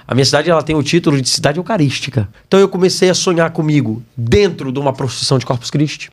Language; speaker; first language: Portuguese; native; Portuguese